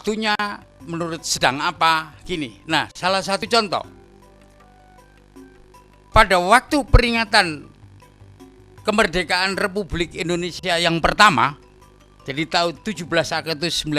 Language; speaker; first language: Indonesian; native; Indonesian